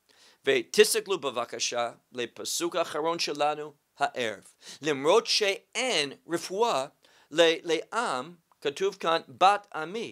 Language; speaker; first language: Hebrew; non-native, fluent; English